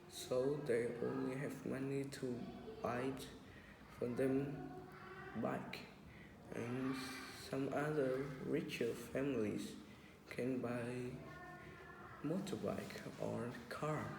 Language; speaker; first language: English; non-native, learner; Vietnamese